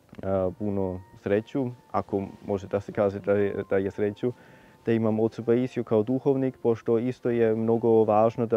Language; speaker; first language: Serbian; non-native, fluent; German